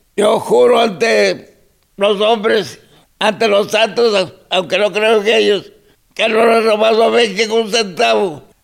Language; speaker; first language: Spanish; non-native, local second language; Zapotec